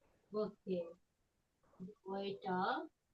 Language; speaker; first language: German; non-native, learner; Nepali